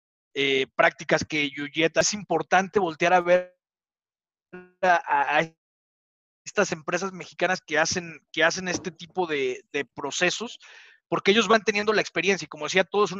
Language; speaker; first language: Spanish; native; Spanish